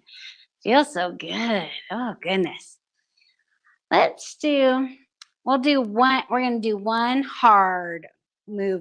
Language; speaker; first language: English; native; English